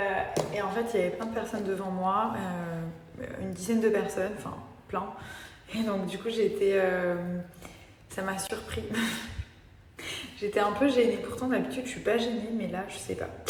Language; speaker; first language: French; native; French